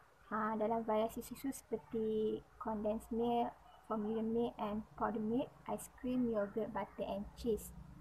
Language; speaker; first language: English; non-native, local second language; Malay